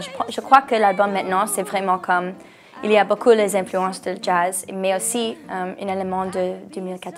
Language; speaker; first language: French; non-native, local second language; English